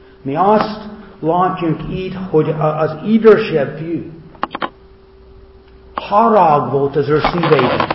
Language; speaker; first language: Hungarian; non-native, fluent; English